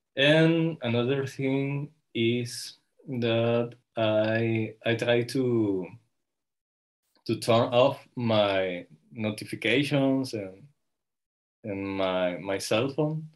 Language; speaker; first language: English; non-native, learner; Spanish